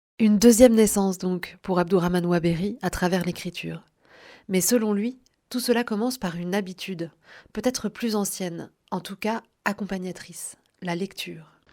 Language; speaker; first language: French; native; French